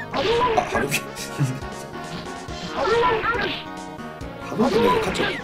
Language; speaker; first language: Japanese; native; Japanese